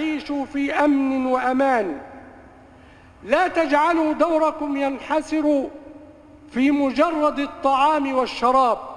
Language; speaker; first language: Arabic; native; Arabic